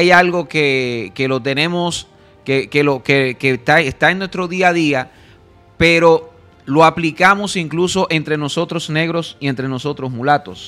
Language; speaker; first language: Spanish; native; Spanish